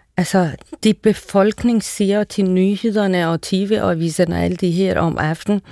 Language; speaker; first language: Danish; non-native, fluent; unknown